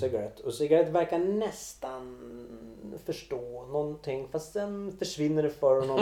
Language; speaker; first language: Swedish; native; Swedish